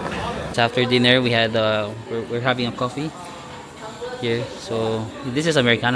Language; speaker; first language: English; non-native, local second language; Filipino